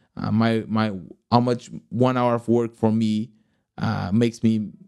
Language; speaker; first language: English; non-native, fluent; Portuguese